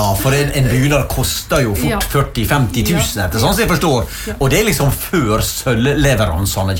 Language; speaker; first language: Norwegian; native; Norwegian